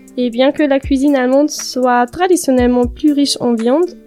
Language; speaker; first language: French; non-native, fluent; German